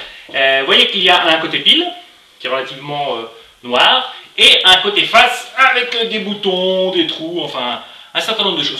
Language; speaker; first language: French; native; French